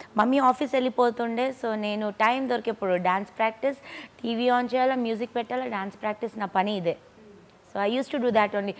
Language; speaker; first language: Telugu; non-native, local second language; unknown